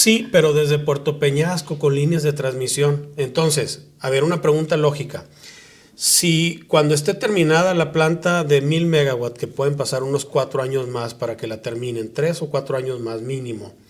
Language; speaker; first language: Spanish; native; Spanish